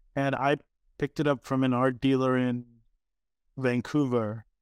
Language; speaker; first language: English; early bilingual, other home language; Arabic